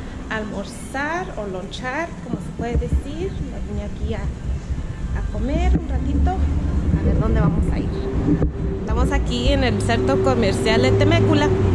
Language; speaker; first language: Spanish; native; Spanish